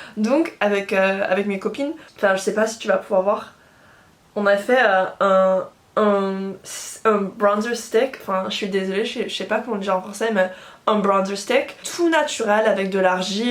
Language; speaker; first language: French; non-native, fluent; English